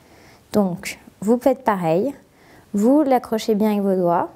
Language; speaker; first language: French; native; French